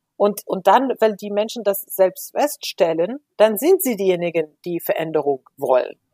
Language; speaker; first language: German; non-native, fluent; Arabic